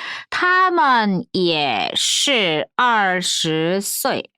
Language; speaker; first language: Chinese; non-native, fluent; Korean